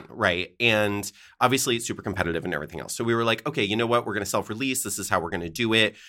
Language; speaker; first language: English; native; English